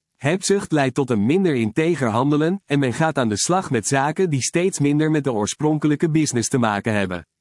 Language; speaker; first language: Dutch; native; Dutch